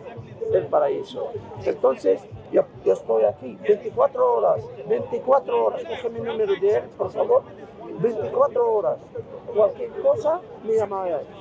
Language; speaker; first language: Spanish; non-native, fluent; Arabic